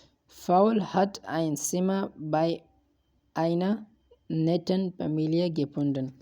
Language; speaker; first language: German; non-native, learner; Hindi